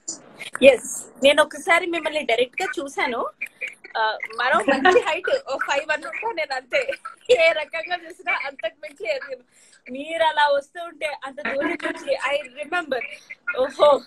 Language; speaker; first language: Telugu; native; Telugu